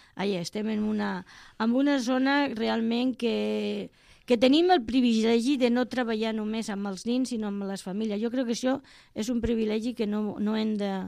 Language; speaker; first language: Catalan; non-native, local second language; Spanish